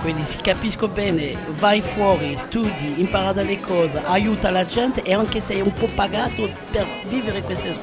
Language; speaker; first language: Italian; non-native, learner; French